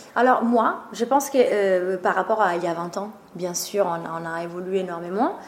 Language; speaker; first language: French; non-native, fluent; Italian